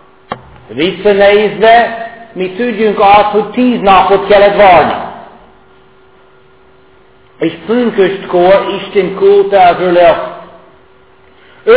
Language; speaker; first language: Hungarian; non-native, fluent; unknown